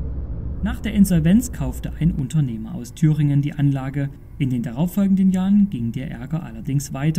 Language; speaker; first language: German; native; German